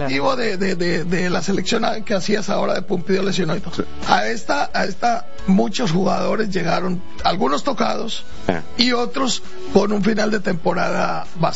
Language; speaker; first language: Spanish; native; Spanish